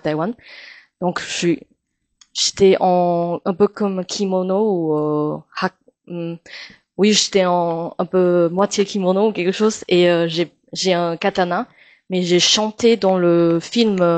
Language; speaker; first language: French; non-native, fluent; Chinese